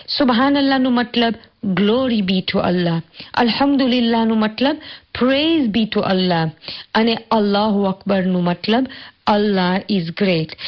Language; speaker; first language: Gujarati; early bilingual, heritage; Gujarati